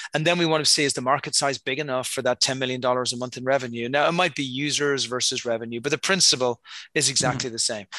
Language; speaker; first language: English; native; English